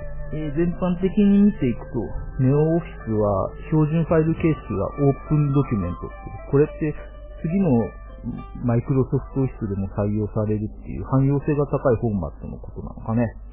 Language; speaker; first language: Japanese; native; Japanese